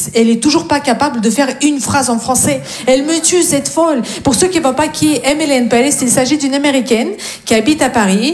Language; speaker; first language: French; non-native, fluent; Russian